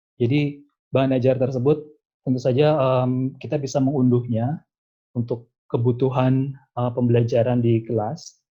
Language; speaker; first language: Indonesian; native; Indonesian